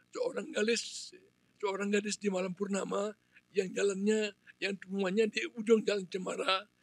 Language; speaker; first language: Indonesian; non-native, local second language; Balinese